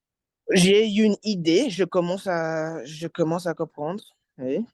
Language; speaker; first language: French; non-native, fluent; English